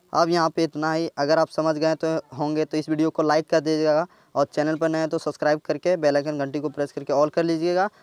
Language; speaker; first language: Hindi; native; Hindi